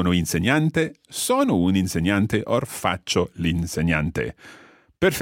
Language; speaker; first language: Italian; non-native, fluent; English